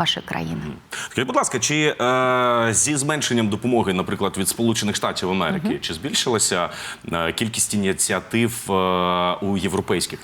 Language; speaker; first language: Ukrainian; native; Ukrainian